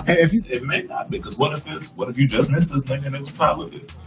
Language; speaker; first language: English; native; English